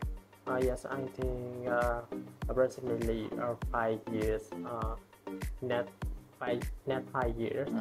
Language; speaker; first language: English; non-native, learner; Vietnamese